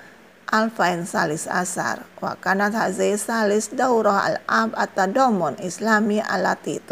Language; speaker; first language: Arabic; non-native, fluent; Indonesian